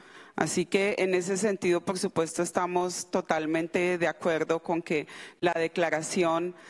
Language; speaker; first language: Spanish; non-native, local second language; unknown